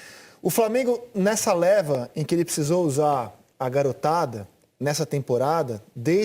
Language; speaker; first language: Portuguese; native; Portuguese